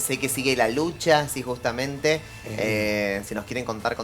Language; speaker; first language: Spanish; native; Spanish